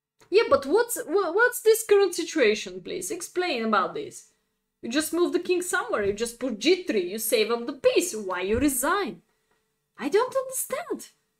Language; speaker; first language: English; non-native, fluent; Bulgarian